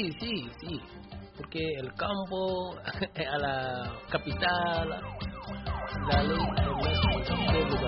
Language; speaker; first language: Spanish; non-native, learner; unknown